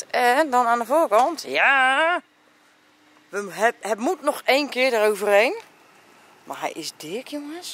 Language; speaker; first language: Dutch; native; Dutch